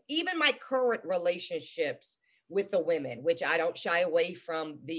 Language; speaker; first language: English; native; English